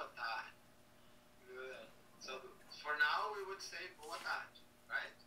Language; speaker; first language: English; non-native, fluent; Portuguese